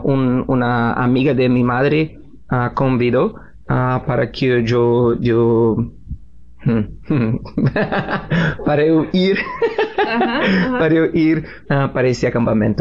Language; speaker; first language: Spanish; non-native, learner; Portuguese